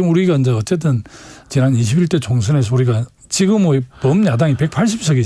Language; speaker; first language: Korean; native; Korean